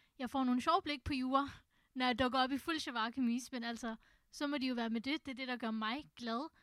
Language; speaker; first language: Danish; early bilingual, other home language; Urdu